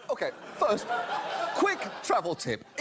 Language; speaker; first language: English; native; English